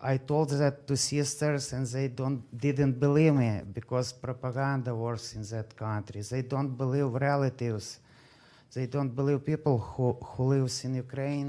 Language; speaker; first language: English; non-native, learner; Ukrainian